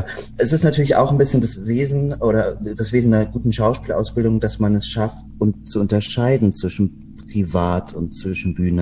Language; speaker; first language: German; native; German